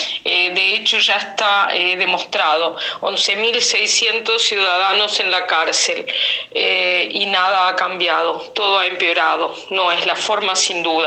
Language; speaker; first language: Spanish; native; Spanish